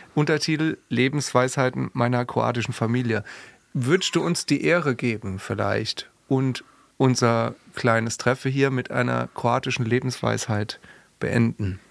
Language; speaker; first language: German; native; German